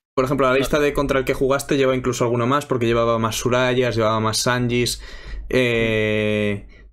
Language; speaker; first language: Spanish; native; Spanish